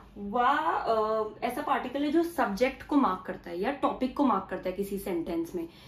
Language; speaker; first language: Hindi; native; Hindi